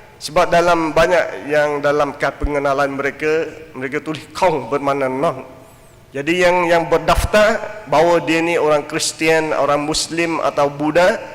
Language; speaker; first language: Malay; non-native, fluent; Western Cham